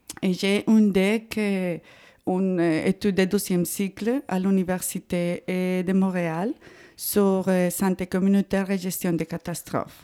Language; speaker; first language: French; non-native, fluent; Spanish